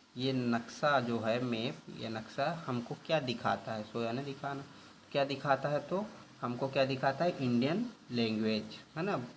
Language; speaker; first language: Hindi; native; Hindi